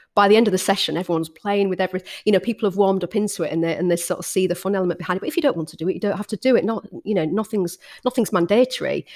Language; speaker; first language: English; native; English